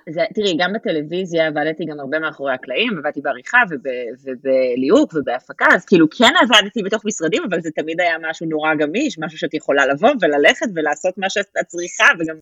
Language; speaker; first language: Hebrew; native; Hebrew